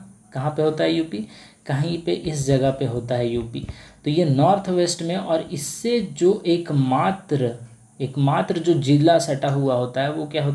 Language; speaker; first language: Hindi; native; Hindi